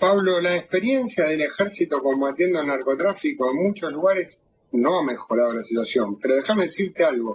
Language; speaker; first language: Spanish; native; Spanish